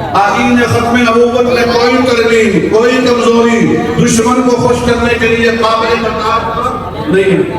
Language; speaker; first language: Urdu; non-native, local second language; Punjabi